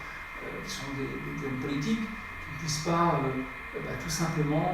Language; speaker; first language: French; native; French